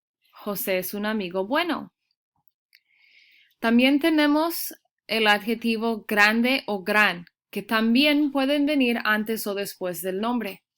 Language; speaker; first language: Spanish; early bilingual, heritage; Spanish